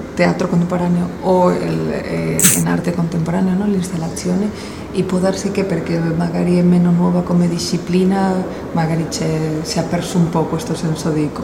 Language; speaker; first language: Italian; non-native, learner; Spanish